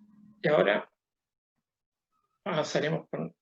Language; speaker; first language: Spanish; native; Spanish